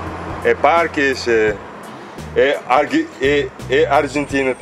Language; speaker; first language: Portuguese; non-native, learner; Russian